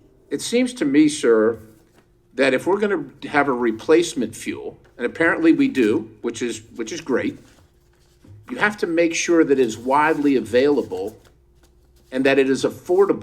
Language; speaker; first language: English; native; English